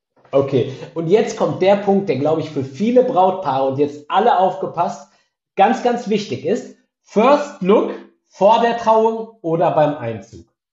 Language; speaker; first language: German; native; German